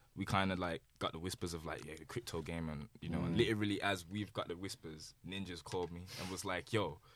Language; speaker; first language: English; native; English